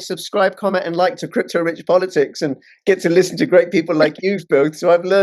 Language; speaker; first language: English; native; English